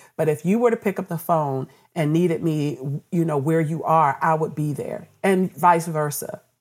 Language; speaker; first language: English; native; English